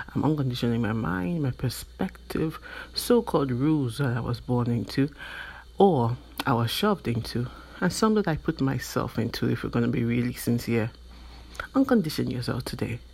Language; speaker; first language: English; non-native, local second language; Yoruba